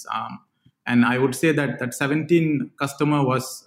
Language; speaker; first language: English; non-native, local second language; Bangla